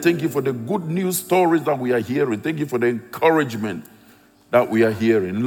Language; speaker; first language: English; non-native, local second language; Akan